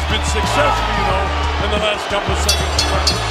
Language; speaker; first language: English; native; English